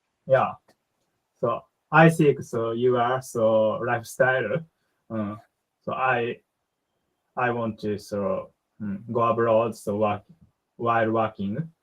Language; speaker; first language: English; non-native, learner; Japanese